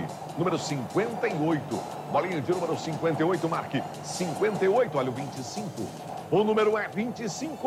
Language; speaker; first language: Portuguese; native; Portuguese